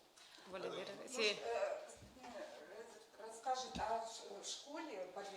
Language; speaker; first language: Russian; native; Russian